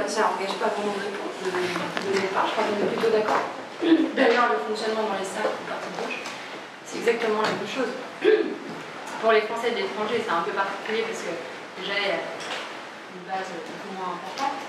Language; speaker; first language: French; native; French